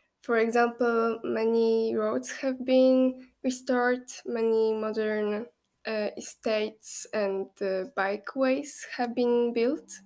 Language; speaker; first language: English; non-native, fluent; Polish